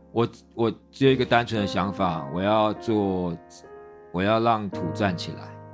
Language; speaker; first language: Chinese; native; Chinese